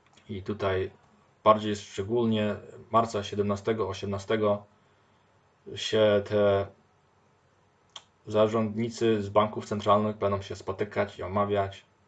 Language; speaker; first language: Polish; early bilingual, heritage; Polish